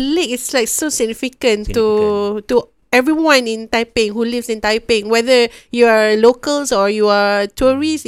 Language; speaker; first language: English; non-native, local second language; Malay